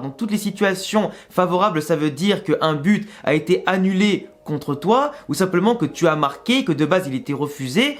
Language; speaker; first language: French; native; French